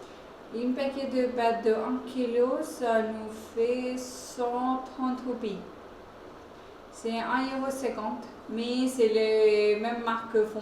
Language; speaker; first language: French; non-native, fluent; Hindi